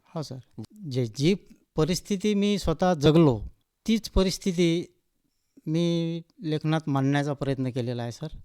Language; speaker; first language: Marathi; native; Marathi